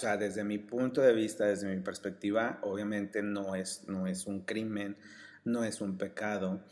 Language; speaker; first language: Spanish; native; Spanish